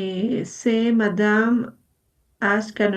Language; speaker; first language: French; non-native, learner; Spanish